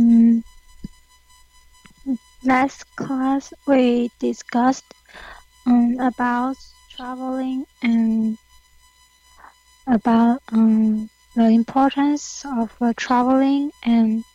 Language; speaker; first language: English; non-native, learner; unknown